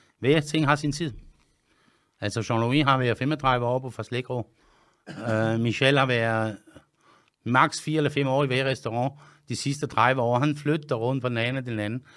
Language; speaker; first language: Danish; non-native, fluent; French